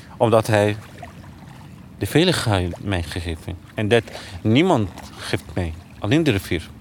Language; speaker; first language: Dutch; non-native, learner; Arabic